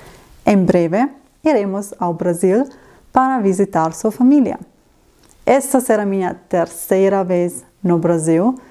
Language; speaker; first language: Portuguese; non-native, learner; Swiss German